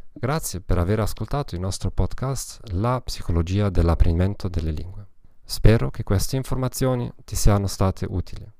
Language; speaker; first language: Italian; non-native, learner; German